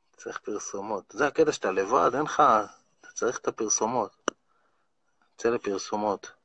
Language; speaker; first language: Hebrew; native; Hebrew